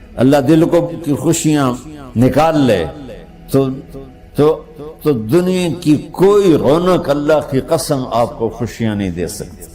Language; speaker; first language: Urdu; non-native, local second language; Punjabi